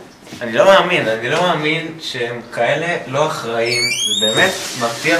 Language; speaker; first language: Hebrew; native; Hebrew